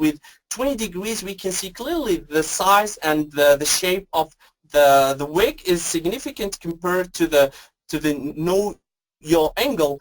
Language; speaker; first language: English; non-native, fluent; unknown